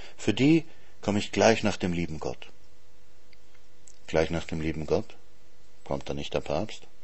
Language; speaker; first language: German; native; German